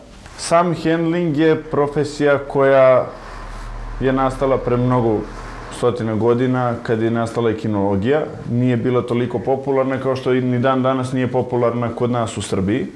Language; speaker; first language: Serbian; native; Serbian